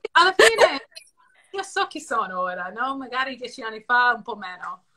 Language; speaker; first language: Italian; non-native, fluent; English